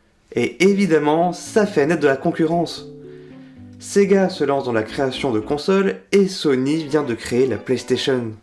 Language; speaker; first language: French; native; French